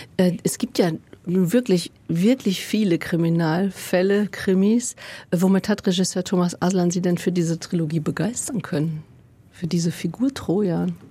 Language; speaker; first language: German; native; German